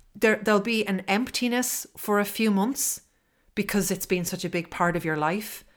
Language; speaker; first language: English; native; English